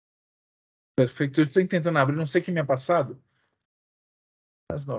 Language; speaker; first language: Spanish; non-native, fluent; Portuguese